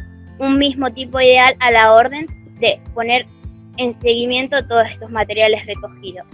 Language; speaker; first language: Spanish; native; Spanish